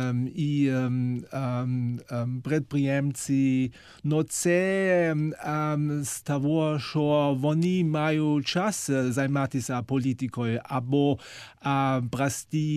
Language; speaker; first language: Ukrainian; non-native, fluent; German